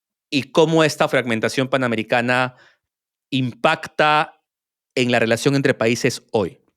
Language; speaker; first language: Spanish; native; Spanish